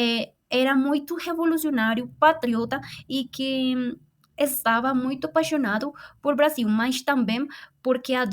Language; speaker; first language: Portuguese; non-native, fluent; Spanish